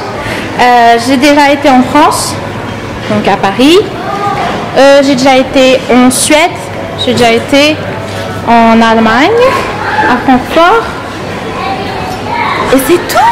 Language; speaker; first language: French; non-native, local second language; Malagasy